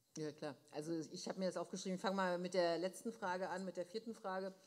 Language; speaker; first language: German; native; German